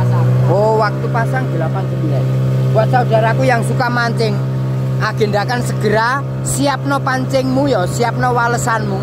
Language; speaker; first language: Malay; non-native, local second language; Javanese